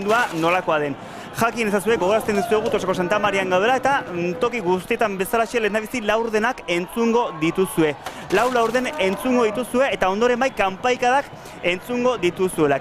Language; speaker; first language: Basque; native; Basque